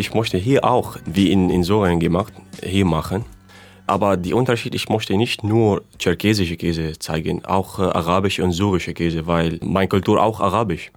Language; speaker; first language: German; non-native, learner; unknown